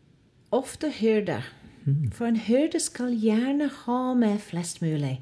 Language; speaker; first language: Norwegian; non-native, fluent; English